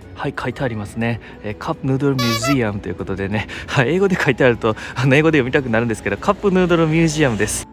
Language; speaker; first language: Japanese; native; Japanese